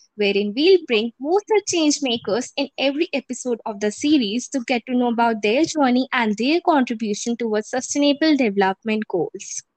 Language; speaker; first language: English; non-native, local second language; Hindi